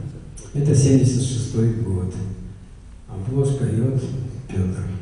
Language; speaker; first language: Russian; native; Russian